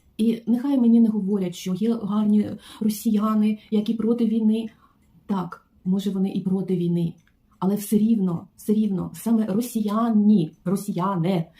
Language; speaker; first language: Ukrainian; non-native, local second language; Russian